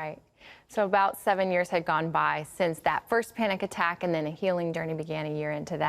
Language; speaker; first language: English; native; English